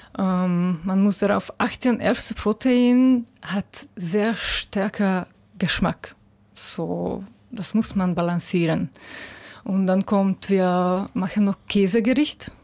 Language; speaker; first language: German; non-native, learner; Hungarian